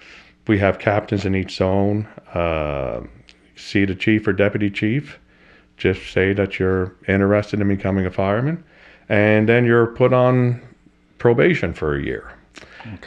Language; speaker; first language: English; native; English